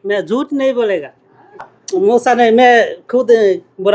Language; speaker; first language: Hindi; non-native, learner; Bangla